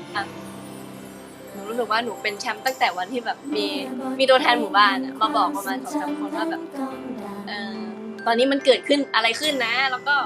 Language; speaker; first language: Thai; native; Thai